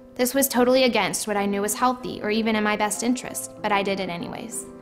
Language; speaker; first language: English; native; English